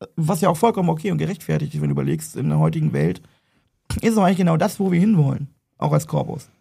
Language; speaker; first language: German; native; German